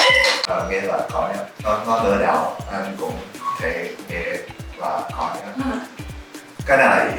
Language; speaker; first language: Vietnamese; non-native, learner; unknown